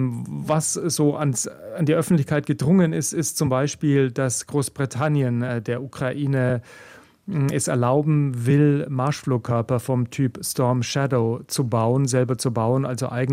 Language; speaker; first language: German; native; German